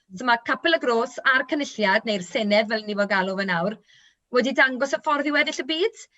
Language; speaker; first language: Welsh; native; Welsh